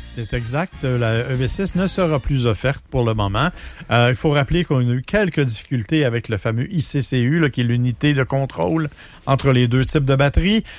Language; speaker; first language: French; native; French